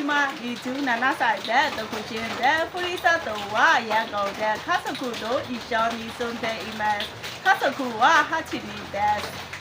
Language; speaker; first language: Japanese; non-native, learner; Burmese